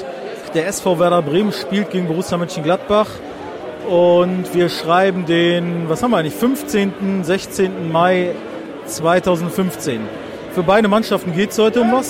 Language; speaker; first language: German; native; German